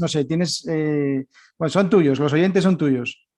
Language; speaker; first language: Spanish; native; Spanish